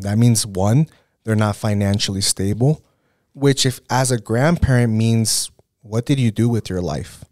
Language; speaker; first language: English; early bilingual, other home language; Spanish